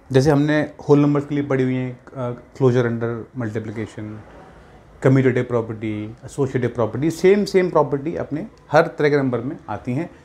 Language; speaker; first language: Hindi; native; Hindi